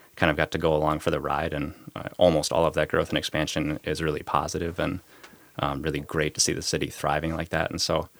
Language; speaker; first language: English; native; English